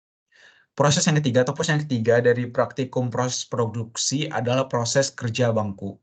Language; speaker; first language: Indonesian; native; Indonesian